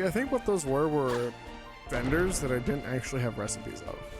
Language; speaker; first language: English; native; English